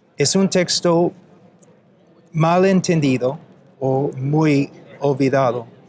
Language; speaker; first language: Spanish; non-native, fluent; English